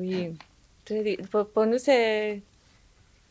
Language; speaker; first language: French; non-native, learner; Spanish